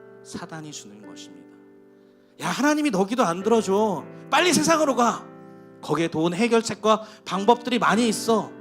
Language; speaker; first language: Korean; native; Korean